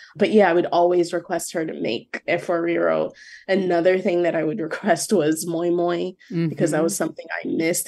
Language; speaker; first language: English; non-native, local second language; Yoruba